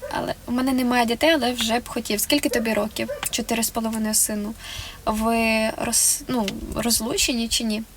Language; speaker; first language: Ukrainian; non-native, local second language; Russian